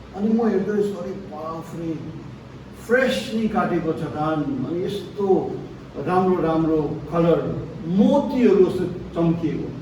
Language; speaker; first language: Nepali; native; Nepali